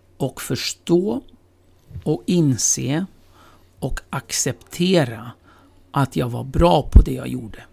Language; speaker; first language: Swedish; early bilingual, other home language; Kurdish